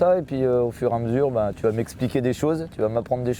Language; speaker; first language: French; native; French